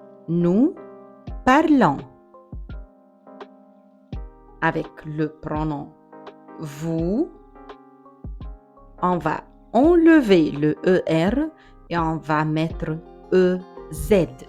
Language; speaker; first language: French; non-native, fluent; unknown